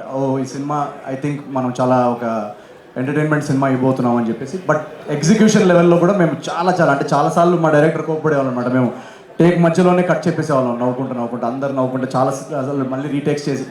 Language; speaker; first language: Telugu; native; Telugu